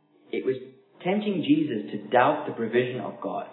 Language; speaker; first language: English; non-native, local second language; Afrikaans